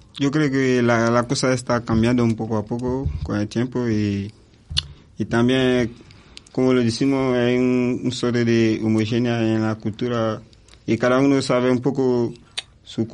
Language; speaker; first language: Spanish; non-native, fluent; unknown